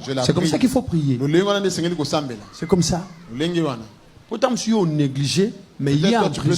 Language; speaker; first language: French; non-native, local second language; Lingala